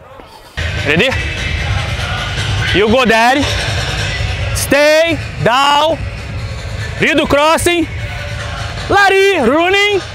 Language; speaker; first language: English; non-native, learner; Portuguese